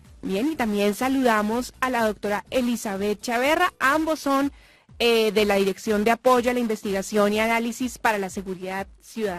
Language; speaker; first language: Spanish; native; Spanish